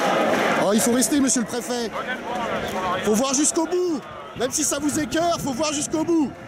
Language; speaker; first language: French; native; French